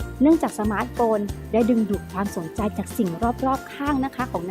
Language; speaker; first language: Thai; native; Thai